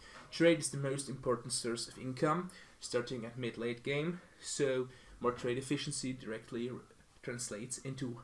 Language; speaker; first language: English; non-native, fluent; German